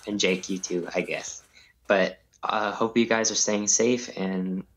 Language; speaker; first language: English; native; English